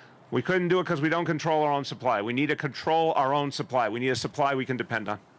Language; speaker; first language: English; native; English